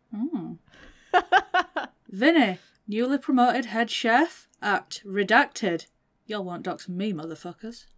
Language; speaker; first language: English; native; English